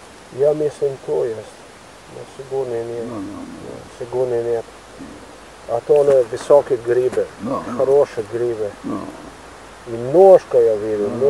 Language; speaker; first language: Russian; non-native, learner; Slovenian